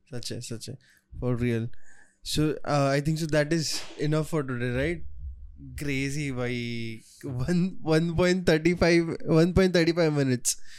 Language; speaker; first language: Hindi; non-native, local second language; Marathi